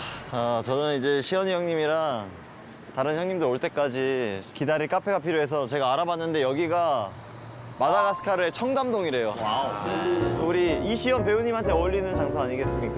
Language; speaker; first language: Korean; native; Korean